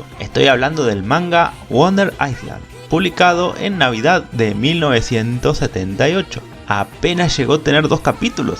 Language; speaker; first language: Spanish; native; Spanish